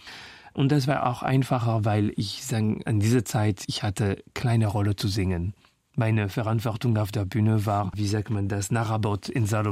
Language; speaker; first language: German; non-native, fluent; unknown